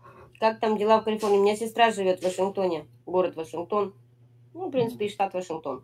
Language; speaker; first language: Russian; native; Russian